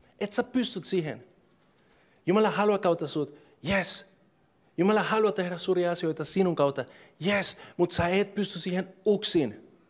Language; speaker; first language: Finnish; non-native, fluent; English